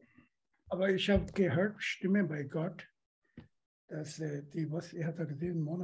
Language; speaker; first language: German; non-native, learner; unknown